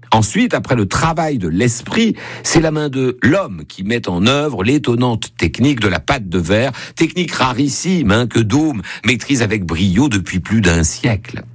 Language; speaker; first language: French; native; French